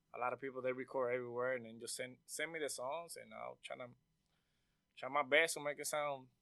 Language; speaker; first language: English; non-native, fluent; Spanish